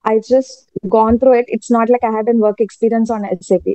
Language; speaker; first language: English; non-native, local second language; Telugu